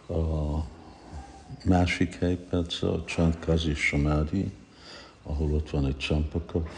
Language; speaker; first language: Hungarian; early bilingual, heritage; Hungarian